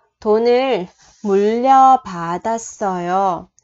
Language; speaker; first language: Korean; non-native, fluent; Vietnamese